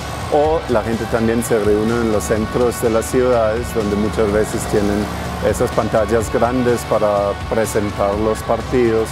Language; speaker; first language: Spanish; non-native, fluent; German